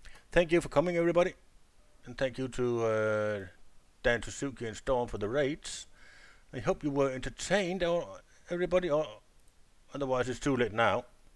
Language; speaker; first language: English; non-native, fluent; Danish